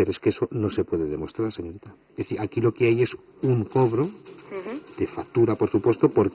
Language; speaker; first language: Spanish; native; Spanish